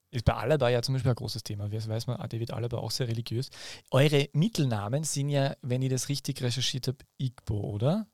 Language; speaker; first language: German; native; German